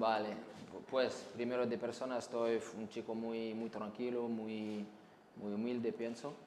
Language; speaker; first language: Spanish; non-native, learner; French